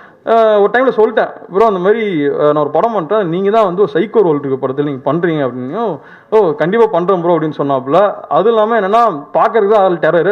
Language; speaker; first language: Tamil; native; Tamil